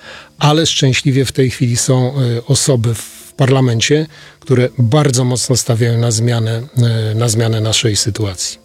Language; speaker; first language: Polish; native; Polish